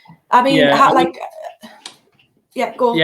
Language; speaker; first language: English; native; English